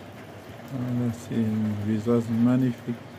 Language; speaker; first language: French; non-native, fluent; Arabic